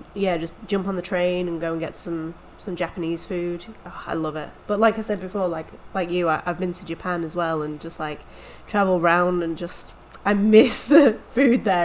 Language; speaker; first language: English; native; English